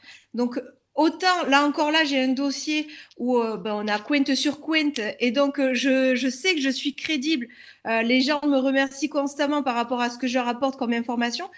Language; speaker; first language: French; native; French